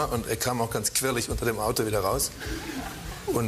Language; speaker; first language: German; native; German